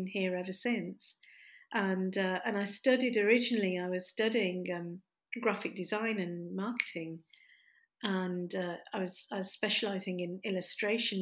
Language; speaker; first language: English; native; English